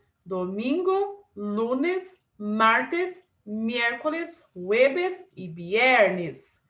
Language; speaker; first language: Spanish; non-native, fluent; Portuguese